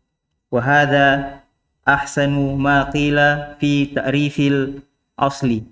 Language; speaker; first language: Arabic; non-native, learner; Indonesian